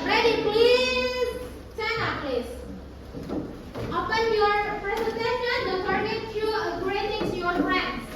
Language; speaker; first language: English; non-native, learner; Indonesian